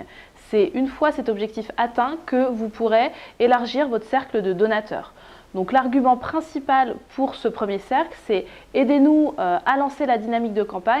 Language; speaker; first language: French; native; French